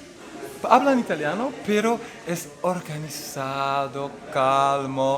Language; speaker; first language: Spanish; non-native, fluent; Dutch